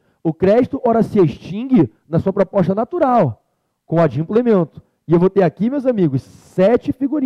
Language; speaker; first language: Portuguese; native; Portuguese